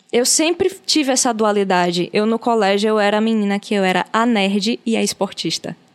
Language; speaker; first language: Portuguese; native; Portuguese